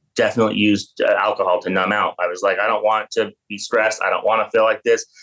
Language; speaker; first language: English; native; English